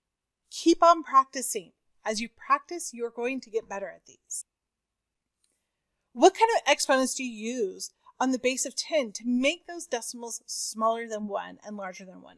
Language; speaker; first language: English; native; English